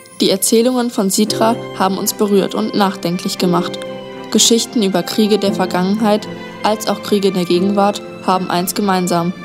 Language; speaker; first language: German; native; German